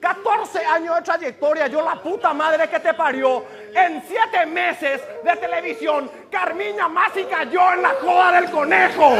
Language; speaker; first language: Spanish; native; Spanish